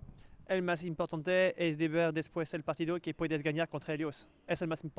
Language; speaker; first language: Spanish; non-native, learner; French